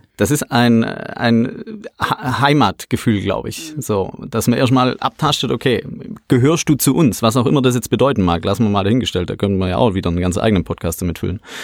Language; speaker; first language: German; native; German